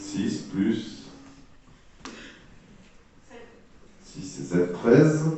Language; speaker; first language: French; native; French